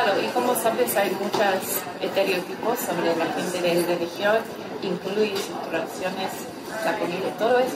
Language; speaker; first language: Spanish; early bilingual, heritage; English